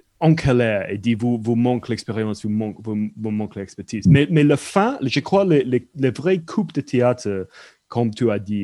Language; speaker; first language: French; non-native, fluent; English